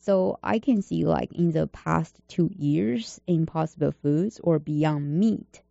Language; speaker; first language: English; non-native, learner; Chinese